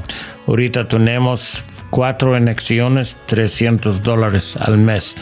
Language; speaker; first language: Spanish; non-native, learner; English